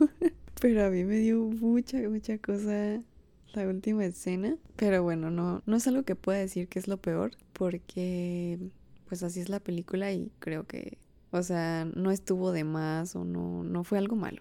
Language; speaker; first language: Spanish; native; Spanish